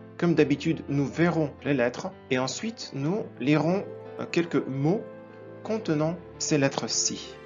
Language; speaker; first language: French; non-native, fluent; Ukrainian